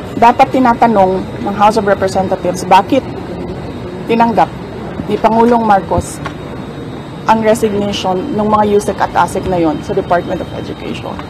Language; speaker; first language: Filipino; non-native, local second language; Cebuano